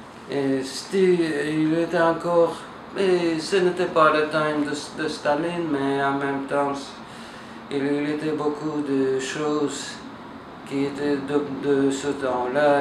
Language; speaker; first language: French; non-native, learner; Russian